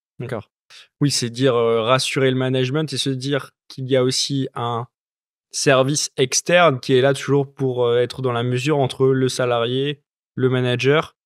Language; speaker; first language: French; native; French